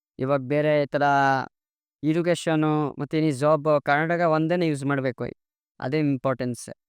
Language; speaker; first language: Kannada; non-native, learner; Assamese